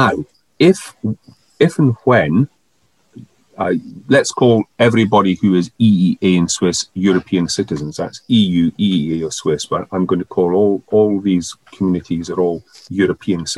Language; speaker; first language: English; native; English